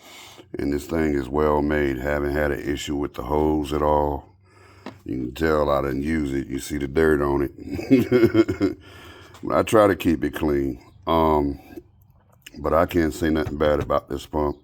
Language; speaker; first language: English; native; English